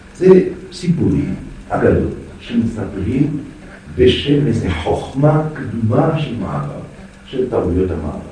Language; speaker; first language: Hebrew; non-native, fluent; French